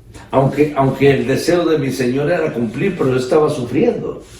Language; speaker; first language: Spanish; native; Spanish